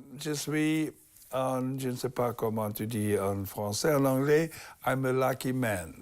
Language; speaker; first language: French; non-native, learner; German